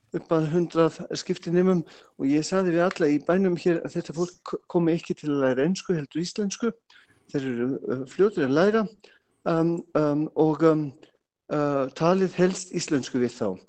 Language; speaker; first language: Icelandic; non-native, fluent; German